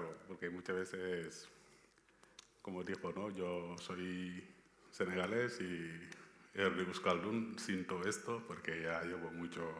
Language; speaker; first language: Spanish; non-native, fluent; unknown